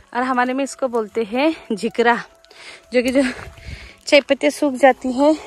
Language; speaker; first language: Hindi; non-native, local second language; Nepali